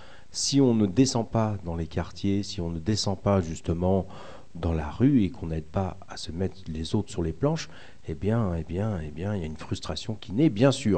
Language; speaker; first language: French; native; French